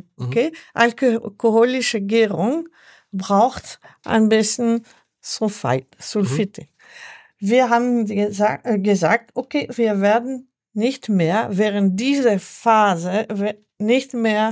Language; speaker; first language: German; non-native, learner; French